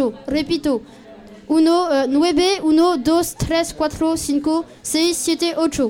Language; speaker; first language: Spanish; non-native, learner; French